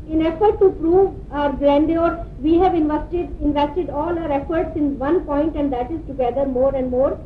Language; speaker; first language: English; non-native, local second language; Urdu